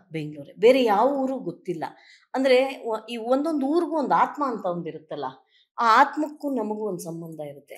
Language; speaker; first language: Kannada; non-native, local second language; Tamil